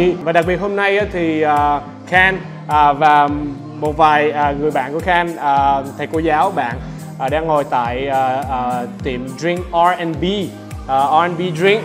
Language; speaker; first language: Vietnamese; early bilingual, heritage; Vietnamese